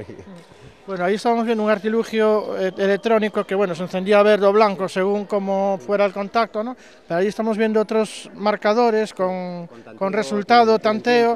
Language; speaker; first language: Spanish; native; Spanish